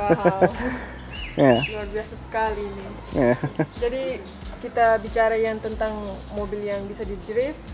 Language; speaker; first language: Indonesian; non-native, local second language; Tetum